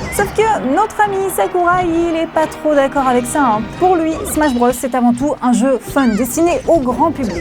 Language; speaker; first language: French; native; French